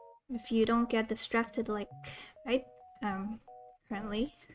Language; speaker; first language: English; non-native, local second language; Cantonese